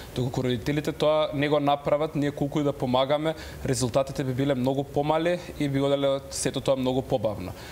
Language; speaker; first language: Macedonian; native; Macedonian